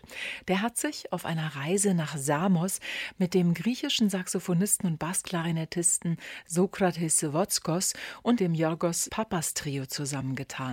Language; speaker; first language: German; native; German